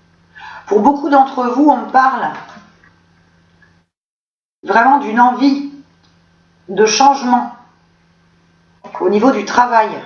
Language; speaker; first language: French; native; French